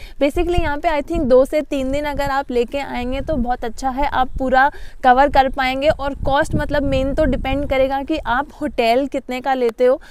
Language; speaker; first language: Hindi; native; Hindi